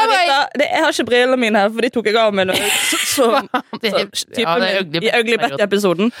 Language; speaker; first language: Norwegian; native; Norwegian